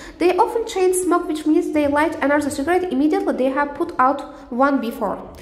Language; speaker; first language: English; non-native, fluent; Azerbaijani